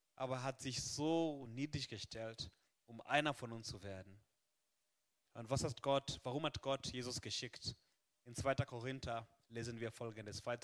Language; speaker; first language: German; non-native, fluent; Swahili